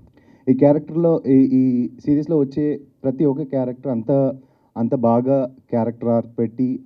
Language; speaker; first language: Telugu; non-native, learner; Tamil